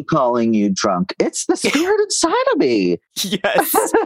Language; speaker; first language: English; native; English